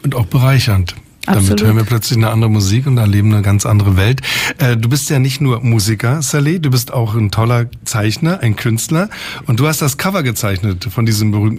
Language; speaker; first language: German; native; German